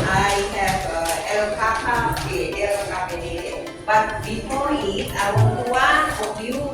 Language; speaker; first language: English; non-native, fluent; Indonesian